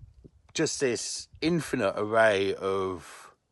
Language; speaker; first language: English; native; English